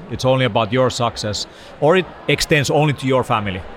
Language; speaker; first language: English; non-native, fluent; Finnish